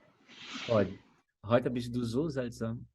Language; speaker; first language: German; non-native, fluent; Portuguese